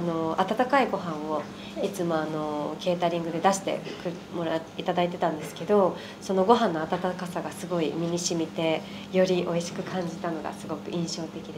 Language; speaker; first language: Japanese; native; Japanese